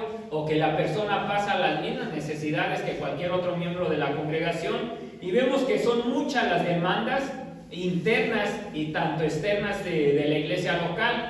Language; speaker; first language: Spanish; native; Spanish